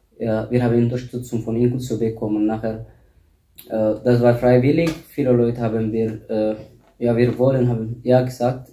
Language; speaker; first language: German; non-native, learner; Tigrinya